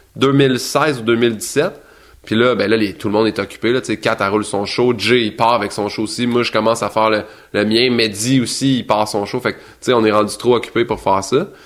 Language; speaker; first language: French; native; French